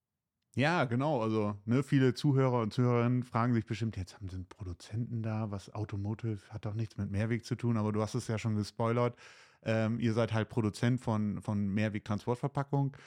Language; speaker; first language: German; native; German